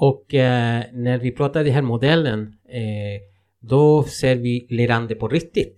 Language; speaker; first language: Swedish; non-native, fluent; Spanish